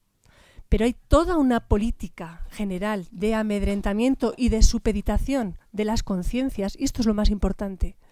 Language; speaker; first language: Spanish; native; Spanish